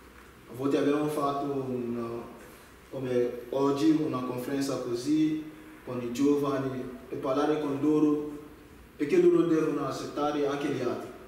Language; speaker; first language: Italian; non-native, learner; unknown